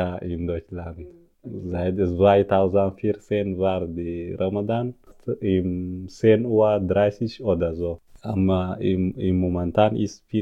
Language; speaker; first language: German; non-native, learner; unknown